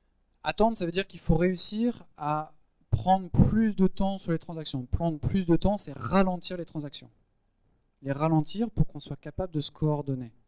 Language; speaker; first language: French; native; French